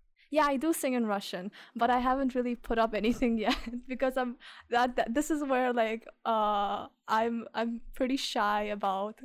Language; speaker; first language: English; early bilingual, other home language; Russian